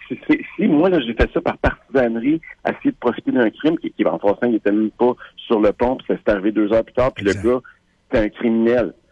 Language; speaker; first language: French; native; French